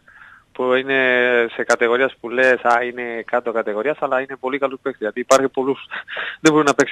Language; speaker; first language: Greek; non-native, learner; Spanish